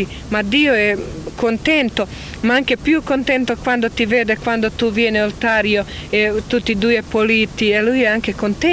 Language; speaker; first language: Italian; non-native, learner; Croatian